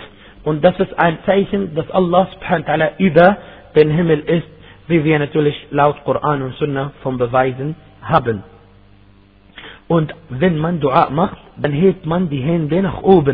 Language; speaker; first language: German; non-native, fluent; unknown